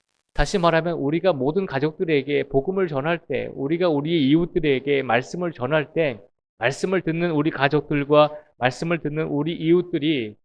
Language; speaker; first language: Korean; native; Korean